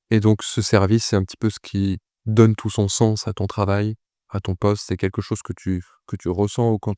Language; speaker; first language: French; native; French